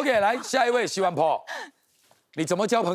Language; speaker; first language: Chinese; native; Chinese